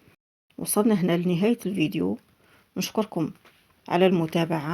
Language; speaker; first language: Arabic; native; Arabic